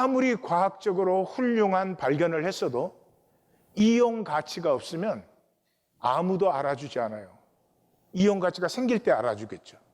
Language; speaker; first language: Korean; native; Korean